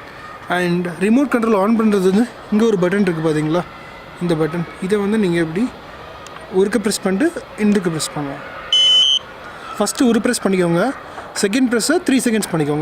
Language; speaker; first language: Tamil; native; Tamil